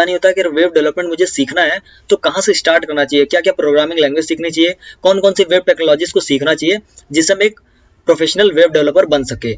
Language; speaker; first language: Hindi; native; Hindi